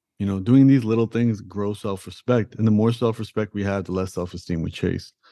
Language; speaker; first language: English; early bilingual, other home language; Punjabi